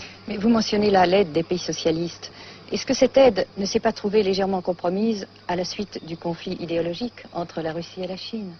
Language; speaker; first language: French; native; French